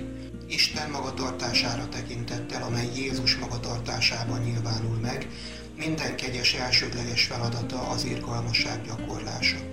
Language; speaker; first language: Hungarian; native; Hungarian